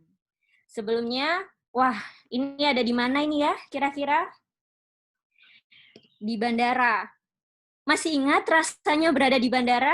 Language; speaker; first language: Indonesian; native; Indonesian